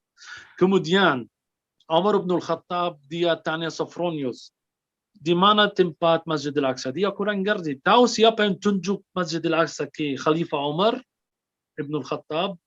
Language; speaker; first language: Indonesian; non-native, fluent; Arabic